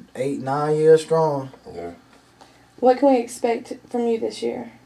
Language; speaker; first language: English; native; English